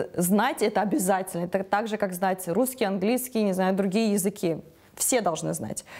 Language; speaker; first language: Russian; native; Russian